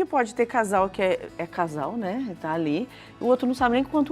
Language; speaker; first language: Portuguese; native; Portuguese